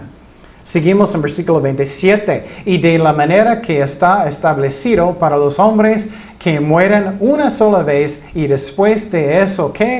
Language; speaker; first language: Spanish; non-native, fluent; English